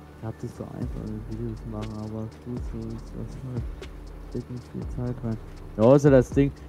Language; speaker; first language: German; early bilingual, other home language; Turkish